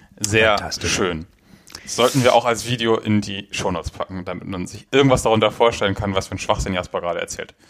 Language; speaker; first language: German; native; German